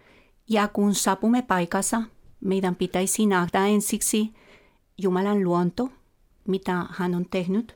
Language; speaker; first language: Finnish; non-native, fluent; Spanish